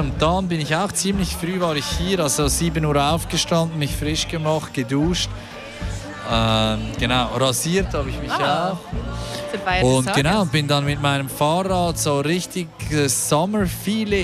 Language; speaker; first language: German; native; German